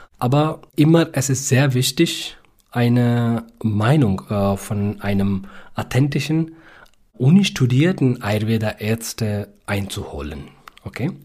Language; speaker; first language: German; non-native, learner; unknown